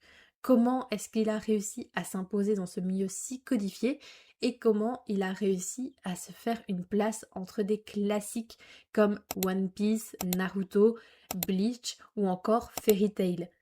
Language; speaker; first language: French; native; French